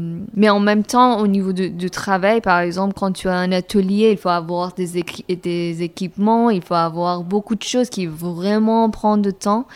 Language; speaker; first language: French; non-native, fluent; Persian